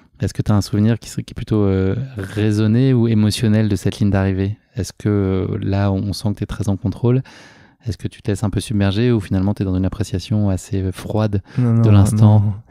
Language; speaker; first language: French; native; French